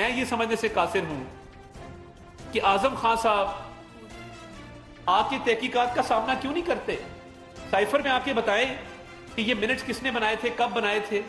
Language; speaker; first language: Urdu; non-native, local second language; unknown